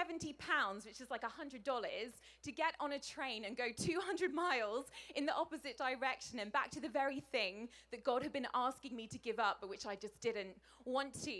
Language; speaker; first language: English; native; English